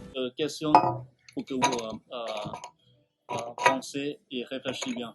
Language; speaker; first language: French; non-native, learner; Lao